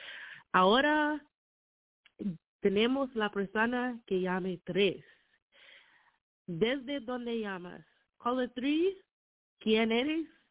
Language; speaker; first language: Spanish; non-native, learner; English